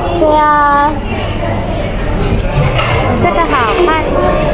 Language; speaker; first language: Chinese; non-native, learner; Thai